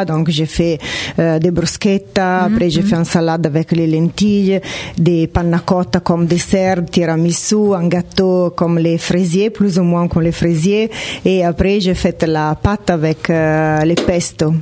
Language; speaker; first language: French; non-native, fluent; Italian